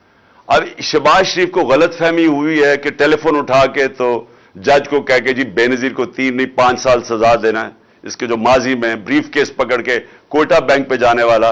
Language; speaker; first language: Urdu; native; Urdu